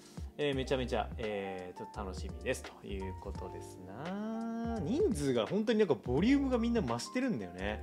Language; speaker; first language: Japanese; native; Japanese